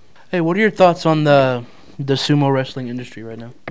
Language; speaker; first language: English; early bilingual, other home language; Spanish